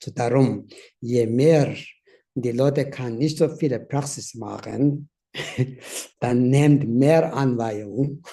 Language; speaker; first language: German; non-native, learner; Tibetan